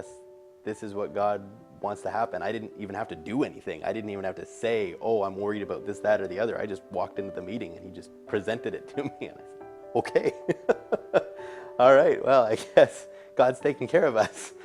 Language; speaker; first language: English; native; English